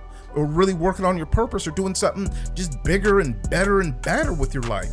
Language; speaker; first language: English; native; English